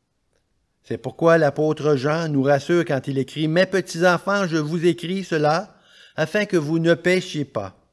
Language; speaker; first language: French; native; French